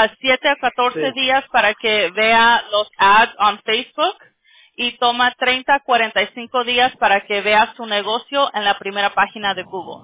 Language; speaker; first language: Spanish; early bilingual, other home language; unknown